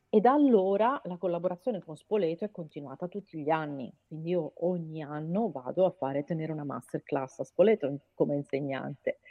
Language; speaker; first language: Italian; native; Italian